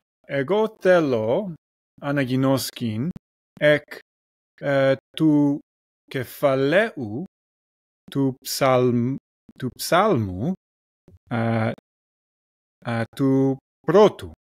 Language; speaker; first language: Greek; non-native, learner; English